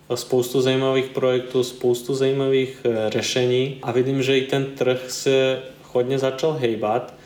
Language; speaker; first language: Czech; non-native, fluent; Serbian